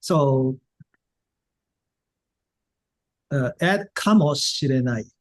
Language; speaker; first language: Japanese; non-native, fluent; English